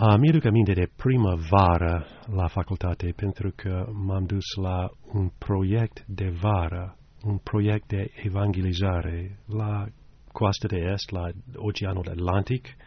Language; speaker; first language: Romanian; non-native, fluent; English